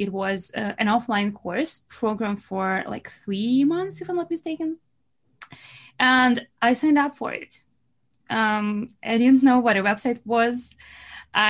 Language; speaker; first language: English; non-native, fluent; Russian